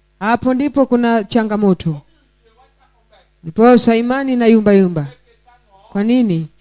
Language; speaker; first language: Swahili; non-native, local second language; Luo (Kenya and Tanzania)